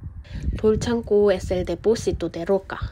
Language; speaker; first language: Spanish; non-native, learner; Korean